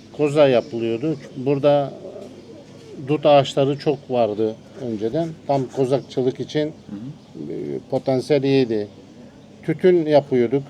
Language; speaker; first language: Turkish; native; Turkish